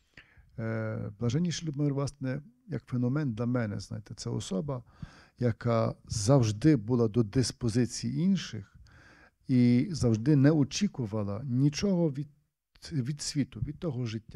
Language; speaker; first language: Ukrainian; native; Ukrainian